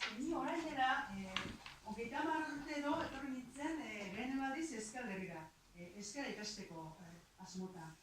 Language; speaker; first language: Basque; non-native, fluent; Japanese